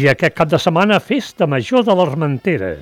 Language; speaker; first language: Catalan; native; Catalan